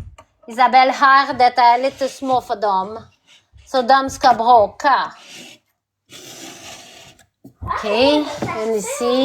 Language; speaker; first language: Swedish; non-native, learner; French